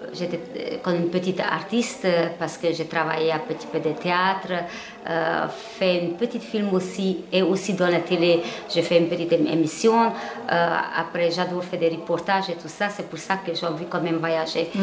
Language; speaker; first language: French; non-native, learner; Hungarian